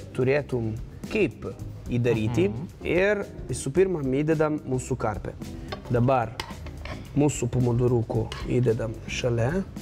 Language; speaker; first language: Lithuanian; non-native, fluent; Italian